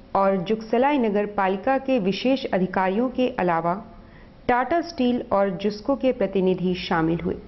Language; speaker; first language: Hindi; native; Hindi